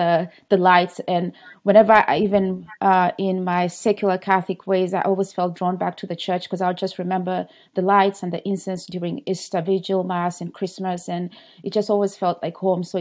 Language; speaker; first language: English; non-native, local second language; Ganda